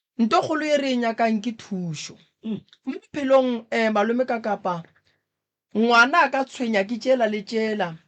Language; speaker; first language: Northern Sotho; native; Northern Sotho